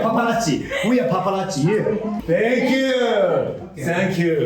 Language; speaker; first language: English; non-native, learner; Japanese